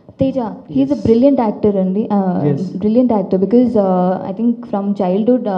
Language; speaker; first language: Kannada; non-native, local second language; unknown